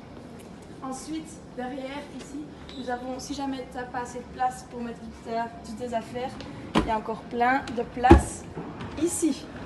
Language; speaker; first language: French; non-native, fluent; Dutch